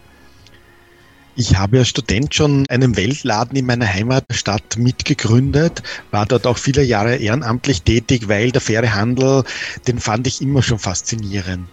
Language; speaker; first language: German; native; German